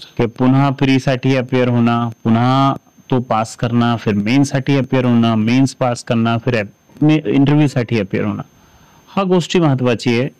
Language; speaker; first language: Marathi; non-native, fluent; Hindi